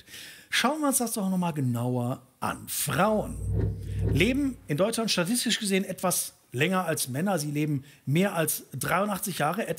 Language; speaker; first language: German; native; German